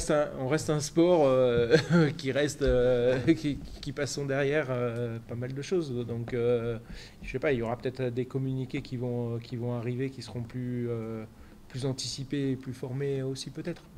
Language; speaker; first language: French; native; French